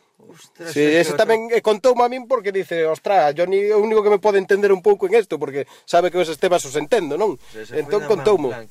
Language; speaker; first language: Galician; native; Galician